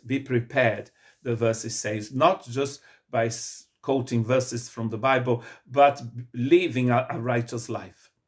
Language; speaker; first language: English; non-native, fluent; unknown